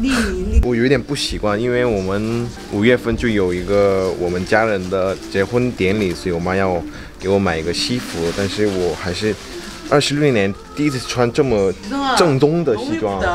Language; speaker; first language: Chinese; non-native, fluent; Korean